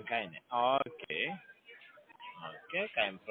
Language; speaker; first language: German; non-native, learner; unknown